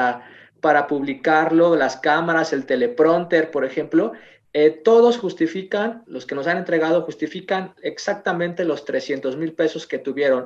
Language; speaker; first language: Spanish; native; Spanish